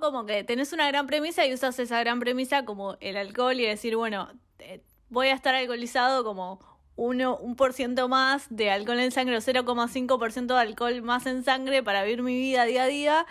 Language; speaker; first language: Spanish; native; Spanish